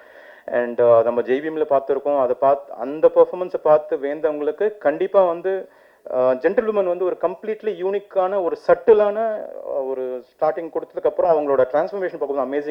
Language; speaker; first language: Tamil; native; Tamil